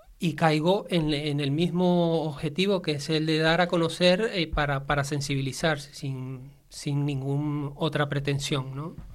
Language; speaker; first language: Spanish; native; Spanish